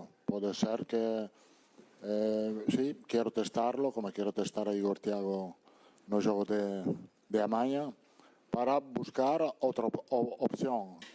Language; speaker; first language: Portuguese; non-native, learner; Italian